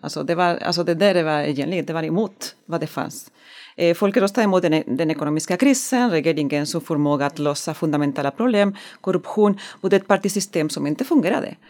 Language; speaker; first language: Swedish; non-native, learner; Spanish